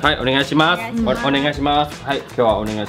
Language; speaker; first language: Japanese; non-native, learner; Chinese